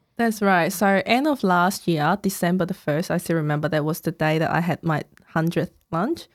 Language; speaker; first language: English; non-native, fluent; Cantonese